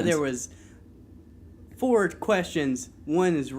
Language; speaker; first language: English; native; English